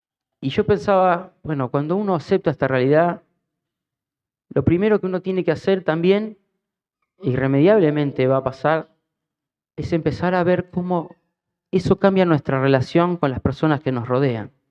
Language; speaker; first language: Spanish; native; Spanish